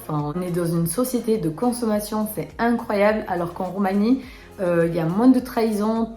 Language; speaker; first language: French; early bilingual, other home language; Romanian